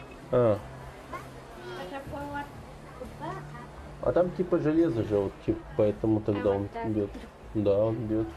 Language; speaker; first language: Russian; native; Russian